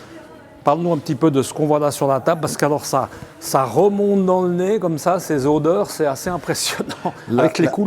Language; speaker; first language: French; native; French